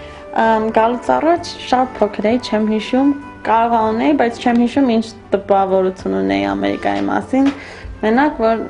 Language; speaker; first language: Armenian; early bilingual, heritage; Armenian